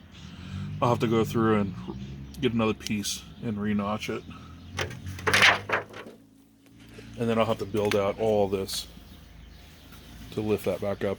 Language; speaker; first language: English; native; English